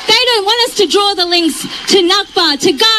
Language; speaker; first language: English; native; English